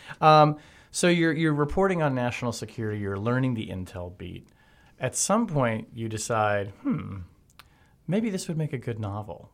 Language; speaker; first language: English; native; English